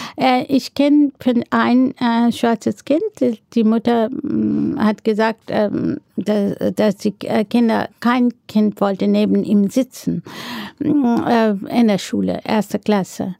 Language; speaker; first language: German; non-native, fluent; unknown